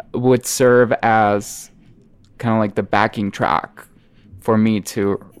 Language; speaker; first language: English; non-native, fluent; Spanish